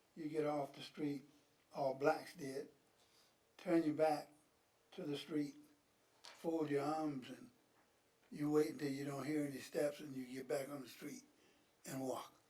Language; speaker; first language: English; native; English